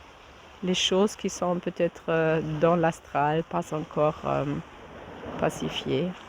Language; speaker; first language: French; non-native, fluent; German